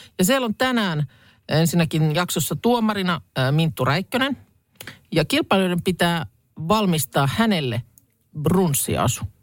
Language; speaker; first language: Finnish; native; Finnish